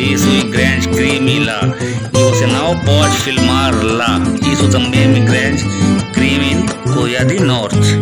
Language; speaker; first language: Portuguese; non-native, learner; Hindi